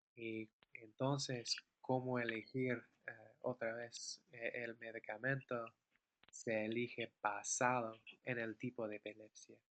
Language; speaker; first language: Spanish; non-native, fluent; English